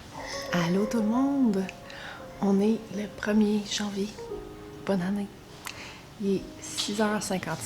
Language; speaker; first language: French; native; French